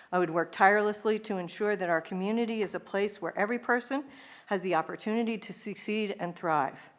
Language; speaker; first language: English; native; English